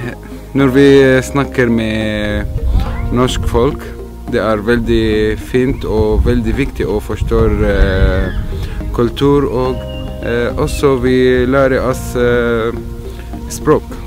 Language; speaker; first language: Norwegian; non-native, learner; Arabic